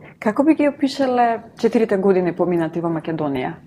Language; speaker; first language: Macedonian; native; Macedonian